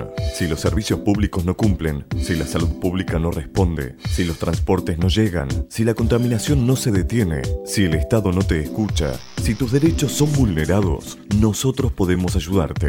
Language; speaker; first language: Spanish; native; Spanish